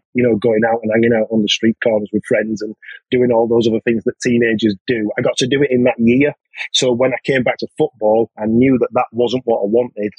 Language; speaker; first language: English; native; English